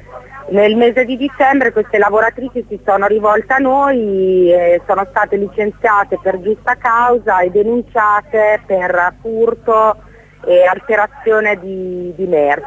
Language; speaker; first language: Italian; native; Italian